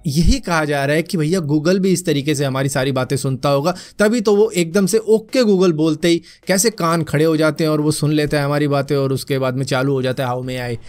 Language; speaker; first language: Hindi; native; Hindi